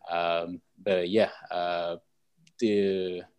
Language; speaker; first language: English; non-native, fluent; French